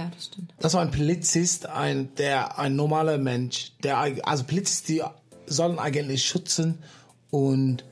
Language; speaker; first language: German; non-native, fluent; English